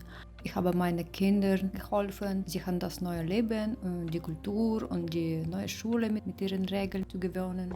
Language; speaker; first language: German; non-native, learner; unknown